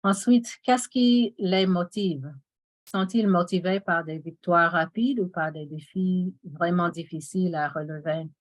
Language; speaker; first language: French; non-native, fluent; English